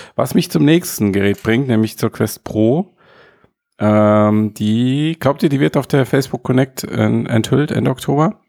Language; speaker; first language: German; native; German